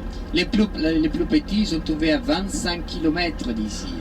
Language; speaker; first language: French; non-native, fluent; Spanish